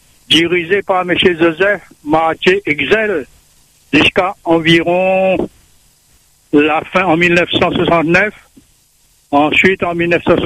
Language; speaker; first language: French; non-native, local second language; Réunion Creole French